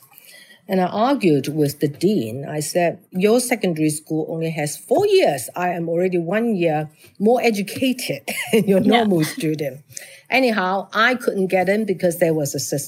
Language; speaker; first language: English; non-native, local second language; Cantonese